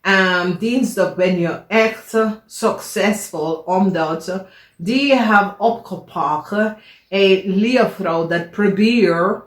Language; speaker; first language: Dutch; non-native, learner; English